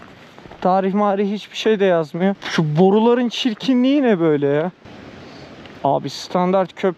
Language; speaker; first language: Turkish; native; Turkish